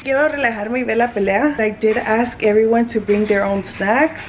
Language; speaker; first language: English; early bilingual, other home language; Spanish